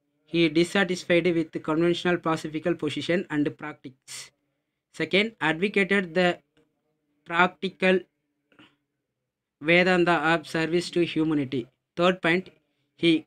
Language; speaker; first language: English; non-native, local second language; Tamil